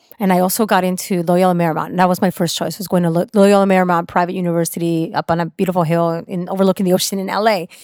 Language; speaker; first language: English; early bilingual, other home language; Spanish